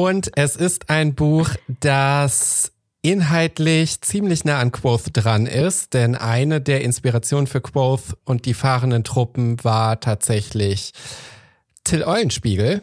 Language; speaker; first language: German; native; German